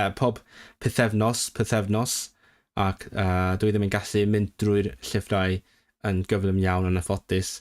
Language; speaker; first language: Welsh; non-native, learner; English